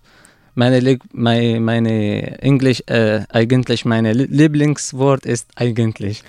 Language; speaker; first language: German; non-native, learner; Arabic